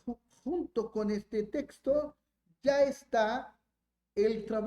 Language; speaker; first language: Spanish; non-native, fluent; Portuguese